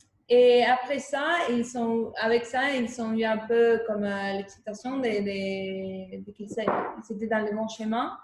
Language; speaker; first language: French; non-native, fluent; Spanish